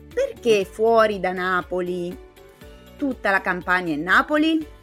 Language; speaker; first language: Italian; native; Italian